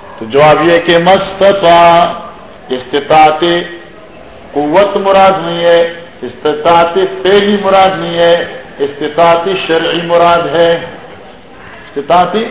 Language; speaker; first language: Urdu; non-native, local second language; Northern Hindko